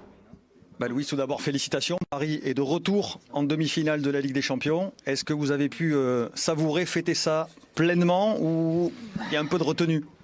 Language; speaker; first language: French; native; French